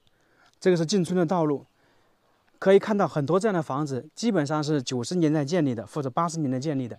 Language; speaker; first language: Chinese; native; Chinese